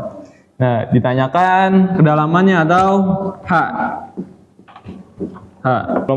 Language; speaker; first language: Indonesian; native; Indonesian